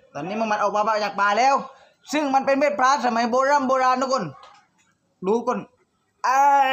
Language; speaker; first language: Thai; native; Thai